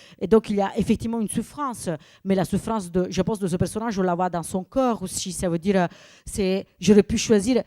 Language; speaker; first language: French; non-native, fluent; Italian